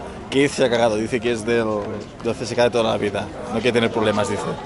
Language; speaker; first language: Spanish; native; Spanish